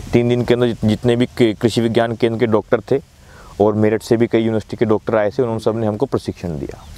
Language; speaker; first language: Hindi; native; Hindi